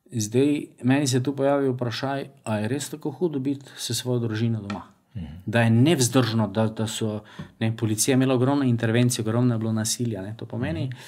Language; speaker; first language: Slovenian; native; Slovenian